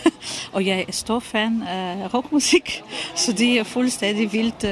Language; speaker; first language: Danish; non-native, fluent; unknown